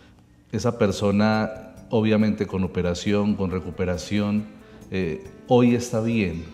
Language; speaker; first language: Spanish; native; Spanish